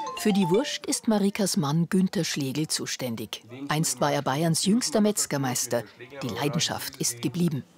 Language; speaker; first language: German; native; German